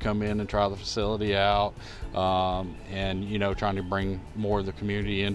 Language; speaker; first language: English; native; English